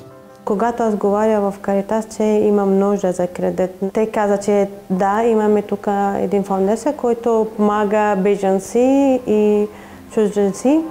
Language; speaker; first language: Bulgarian; non-native, learner; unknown